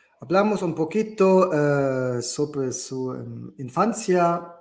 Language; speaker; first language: Spanish; non-native, learner; German